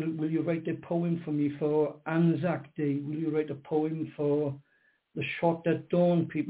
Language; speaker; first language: English; native; English